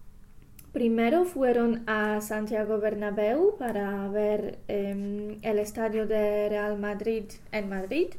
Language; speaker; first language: Spanish; non-native, fluent; English